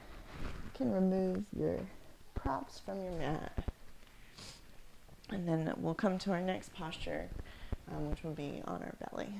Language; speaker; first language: English; native; English